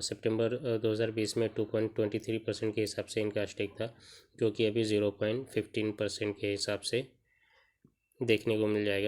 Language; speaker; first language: Hindi; native; Hindi